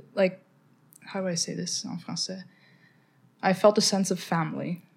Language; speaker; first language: French; non-native, fluent; English